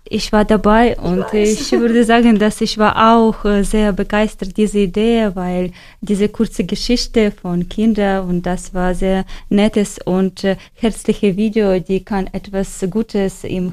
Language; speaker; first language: German; non-native, learner; Ukrainian